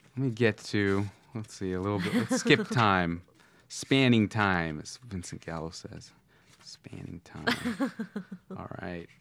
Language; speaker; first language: English; native; English